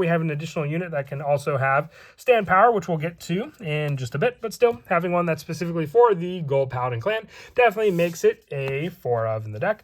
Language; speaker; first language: English; native; English